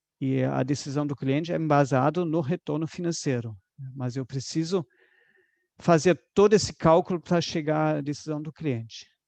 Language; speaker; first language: Portuguese; non-native, fluent; German